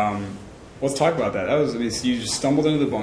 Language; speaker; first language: English; native; English